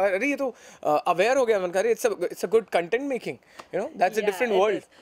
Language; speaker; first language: Hindi; native; Hindi